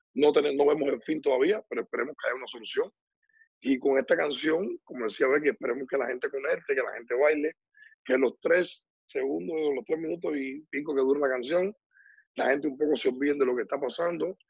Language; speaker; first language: Spanish; native; Spanish